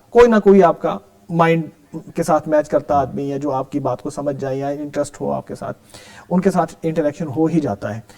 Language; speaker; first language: Urdu; early bilingual, heritage; Urdu